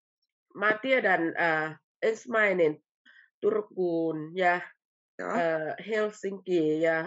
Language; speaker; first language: Finnish; non-native, learner; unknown